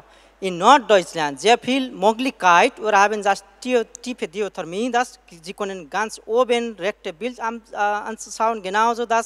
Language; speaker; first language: German; non-native, learner; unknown